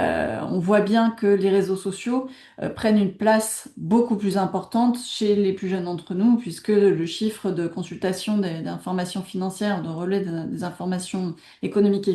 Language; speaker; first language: French; native; French